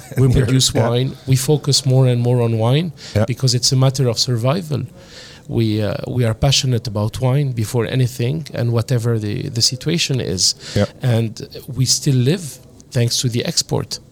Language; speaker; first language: English; non-native, fluent; French